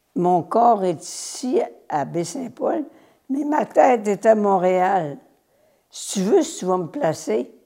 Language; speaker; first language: French; native; French